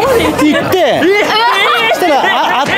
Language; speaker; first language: Japanese; native; Japanese